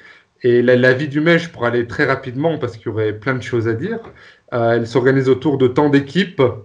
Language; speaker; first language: French; native; French